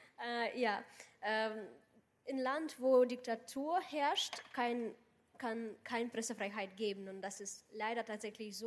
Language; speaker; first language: German; non-native, fluent; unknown